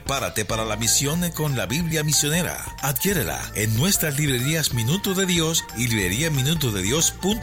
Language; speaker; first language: Spanish; native; Spanish